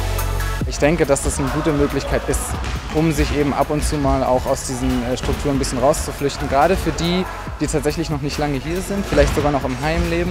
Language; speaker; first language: German; native; German